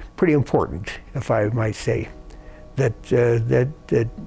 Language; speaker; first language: English; native; English